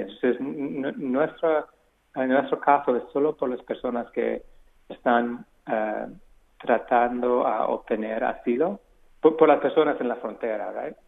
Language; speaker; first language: Spanish; non-native, fluent; English